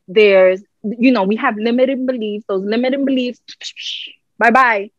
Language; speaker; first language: English; native; English